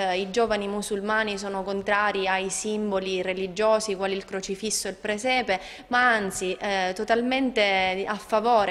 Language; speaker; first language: Italian; native; Italian